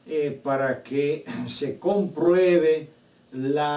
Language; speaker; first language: Spanish; non-native, fluent; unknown